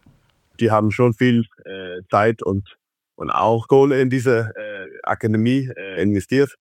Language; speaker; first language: German; non-native, fluent; Faroese